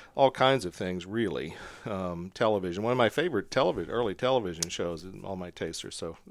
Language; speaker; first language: English; native; English